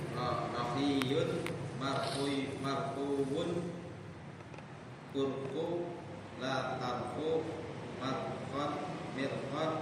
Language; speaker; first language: Arabic; non-native, learner; Indonesian